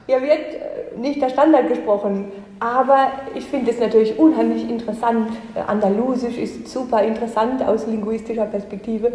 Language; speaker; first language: German; native; German